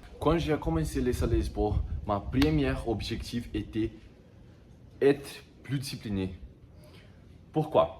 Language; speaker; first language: French; non-native, learner; Portuguese